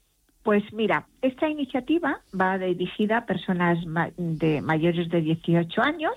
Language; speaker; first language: Spanish; native; Spanish